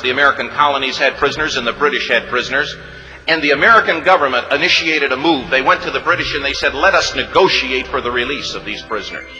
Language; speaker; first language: English; native; English